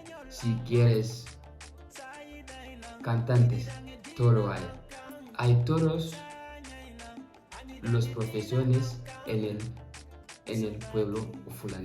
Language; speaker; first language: Spanish; non-native, fluent; Fula